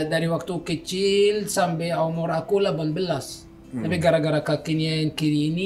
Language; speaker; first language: Indonesian; non-native, learner; Arabic